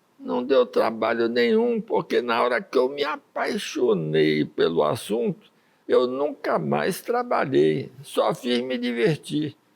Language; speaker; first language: Portuguese; early bilingual, other home language; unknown